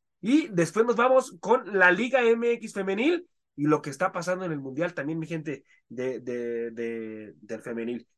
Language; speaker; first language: Spanish; native; Spanish